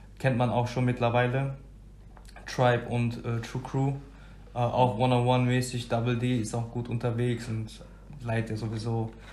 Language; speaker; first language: German; early bilingual, other home language; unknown